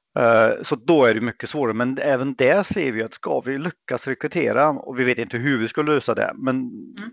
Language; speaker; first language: Swedish; non-native, fluent; German